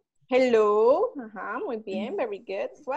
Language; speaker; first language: English; non-native, learner; Spanish